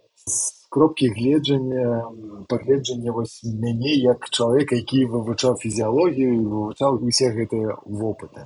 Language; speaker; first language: Belarusian; non-native, local second language; Russian